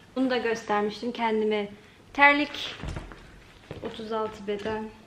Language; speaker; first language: Turkish; early bilingual, heritage; Turkish